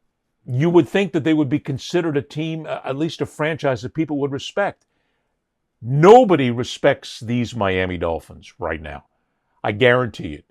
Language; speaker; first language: English; native; English